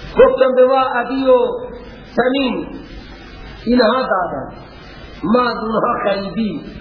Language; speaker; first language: Persian; non-native, local second language; Baluchi